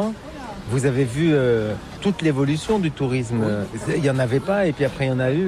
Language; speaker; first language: French; native; French